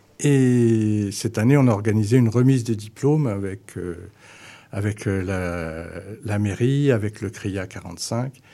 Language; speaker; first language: French; native; French